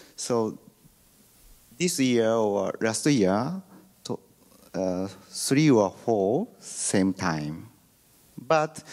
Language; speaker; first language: English; non-native, learner; Japanese